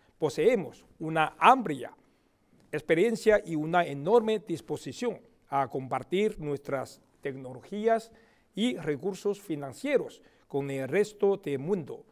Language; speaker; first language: Spanish; non-native, fluent; Chinese